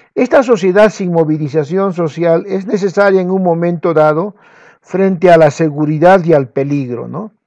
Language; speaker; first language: Spanish; non-native, local second language; Quechua